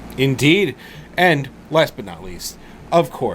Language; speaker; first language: English; native; English